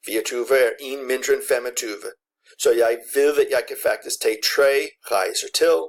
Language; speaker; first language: Danish; non-native, fluent; English